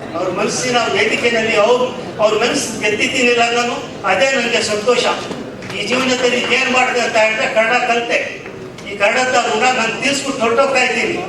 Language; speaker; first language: Kannada; non-native, local second language; Urdu